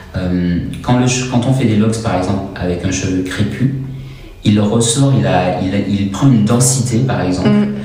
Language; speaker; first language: French; native; French